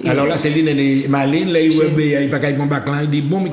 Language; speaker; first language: French; native; French